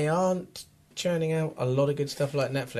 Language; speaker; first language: English; native; English